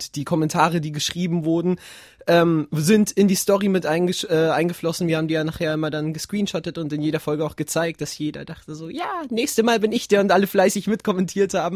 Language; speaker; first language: German; native; German